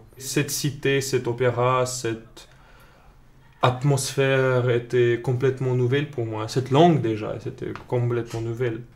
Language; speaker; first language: French; non-native, learner; Russian